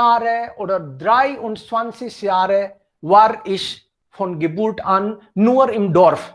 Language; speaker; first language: German; non-native, fluent; Hindi